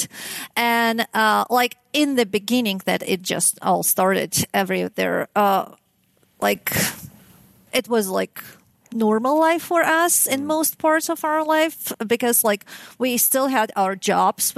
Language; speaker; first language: English; non-native, fluent; Russian